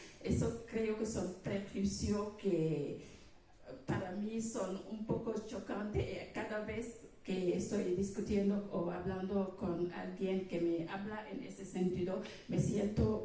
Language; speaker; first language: Spanish; non-native, local second language; Wolof